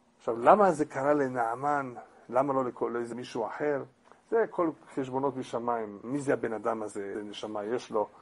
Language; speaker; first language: Hebrew; non-native, fluent; English